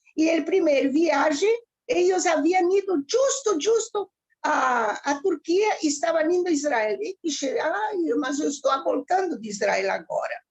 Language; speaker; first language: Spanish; early bilingual, heritage; Ladino